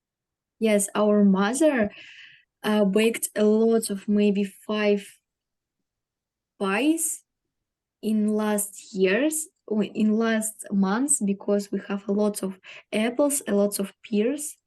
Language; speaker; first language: English; non-native, learner; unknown